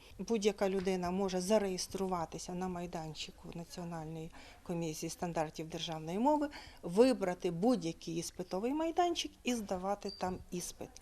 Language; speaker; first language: Ukrainian; native; Ukrainian